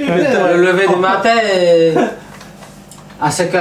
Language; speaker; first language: French; early bilingual, other home language; Vietnamese